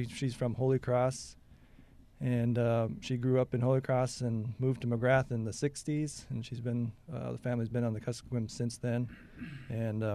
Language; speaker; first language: English; native; English